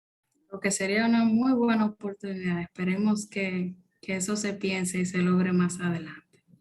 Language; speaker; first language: Spanish; native; Spanish